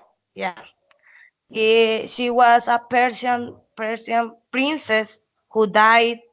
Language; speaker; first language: English; non-native, learner; Spanish